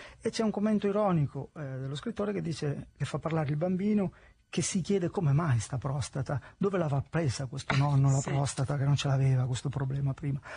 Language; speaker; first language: Italian; native; Italian